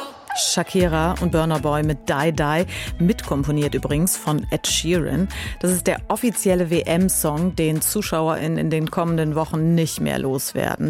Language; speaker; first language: German; native; German